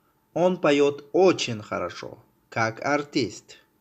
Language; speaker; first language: Russian; non-native, fluent; Tajik